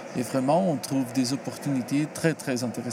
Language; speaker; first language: French; non-native, learner; Portuguese